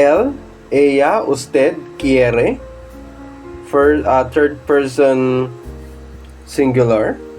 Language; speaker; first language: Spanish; non-native, fluent; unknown